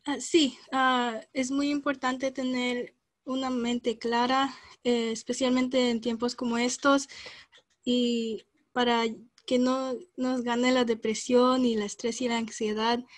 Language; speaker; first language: Spanish; early bilingual, other home language; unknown